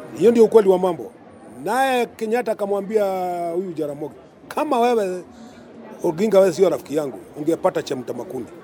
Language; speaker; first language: Swahili; non-native, local second language; Kikuyu